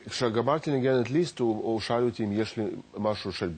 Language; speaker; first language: Hebrew; non-native, fluent; Russian